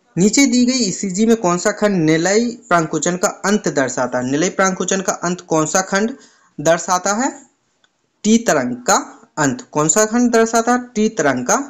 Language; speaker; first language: Hindi; native; Hindi